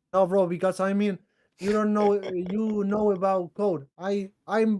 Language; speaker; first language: English; non-native, learner; Portuguese